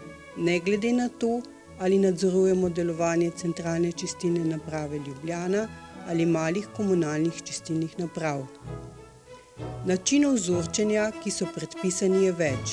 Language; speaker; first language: Slovenian; native; Slovenian